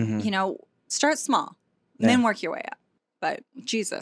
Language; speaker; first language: English; native; English